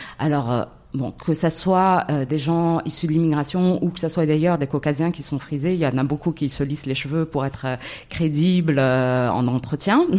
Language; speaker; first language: French; non-native, local second language; Arabic